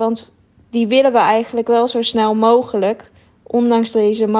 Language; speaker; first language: Dutch; native; Dutch